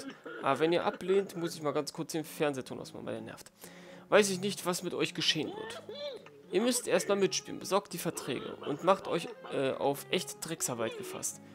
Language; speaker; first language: German; native; German